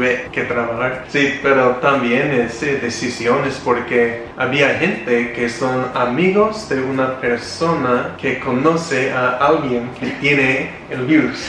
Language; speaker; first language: Spanish; non-native, learner; English